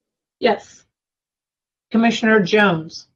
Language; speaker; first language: English; native; English